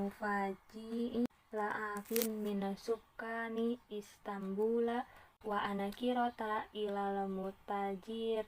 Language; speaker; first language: Arabic; non-native, learner; Indonesian